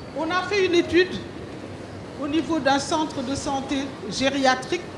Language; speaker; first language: French; non-native, local second language; Wolof